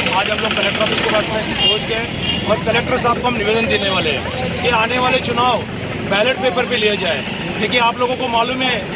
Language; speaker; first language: Hindi; non-native, local second language; Marathi